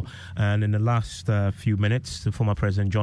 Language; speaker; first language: English; non-native, local second language; Akan